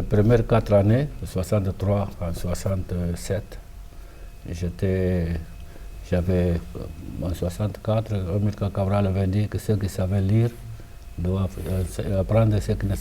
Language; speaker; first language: French; non-native, fluent; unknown